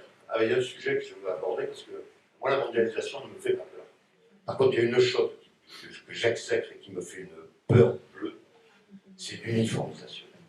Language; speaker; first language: French; native; French